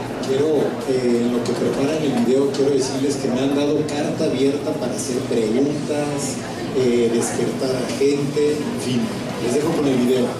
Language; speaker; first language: Spanish; native; Spanish